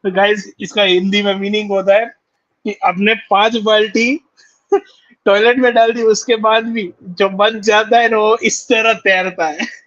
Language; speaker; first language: Hindi; non-native, local second language; Gujarati